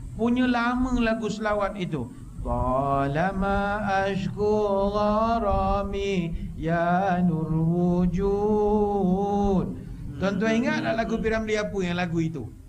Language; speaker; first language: Malay; native; Malay